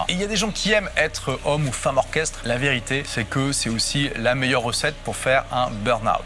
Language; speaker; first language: French; native; French